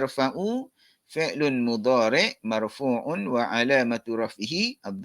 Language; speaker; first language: Arabic; non-native, fluent; Malay